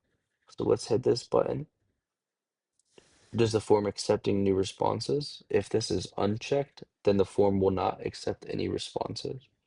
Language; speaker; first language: English; native; English